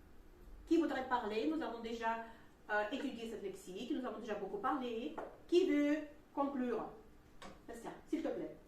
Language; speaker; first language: French; non-native, fluent; Russian